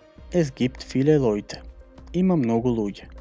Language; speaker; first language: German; non-native, fluent; Macedonian